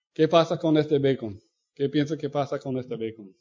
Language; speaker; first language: Spanish; non-native, fluent; English